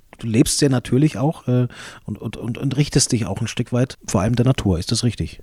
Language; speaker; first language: German; native; German